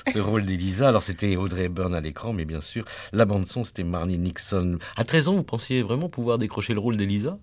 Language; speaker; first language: French; native; French